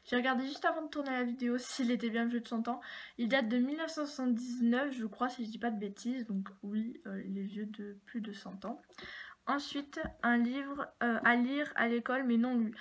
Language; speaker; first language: French; native; French